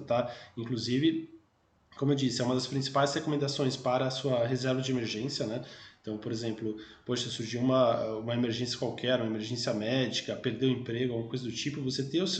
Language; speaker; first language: Portuguese; native; Portuguese